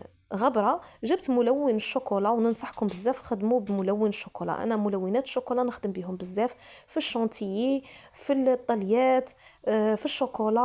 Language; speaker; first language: Arabic; native; Arabic